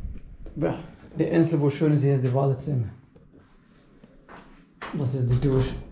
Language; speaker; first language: German; non-native, fluent; Arabic